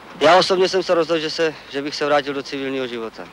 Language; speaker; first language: Czech; native; Czech